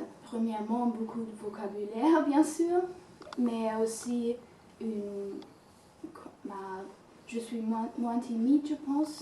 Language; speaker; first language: French; non-native, fluent; German